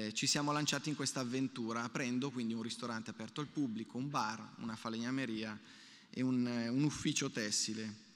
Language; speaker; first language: Italian; native; Italian